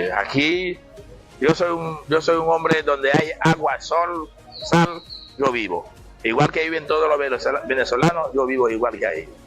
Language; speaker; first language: Spanish; non-native, fluent; Haitian Creole